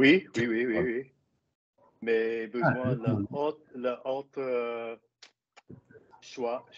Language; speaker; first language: French; non-native, learner; English